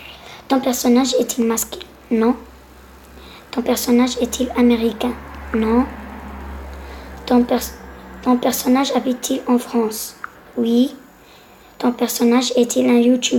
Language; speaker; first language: French; non-native, local second language; Arabic